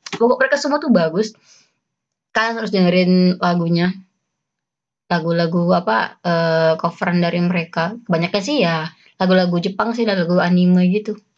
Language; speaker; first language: Indonesian; native; Indonesian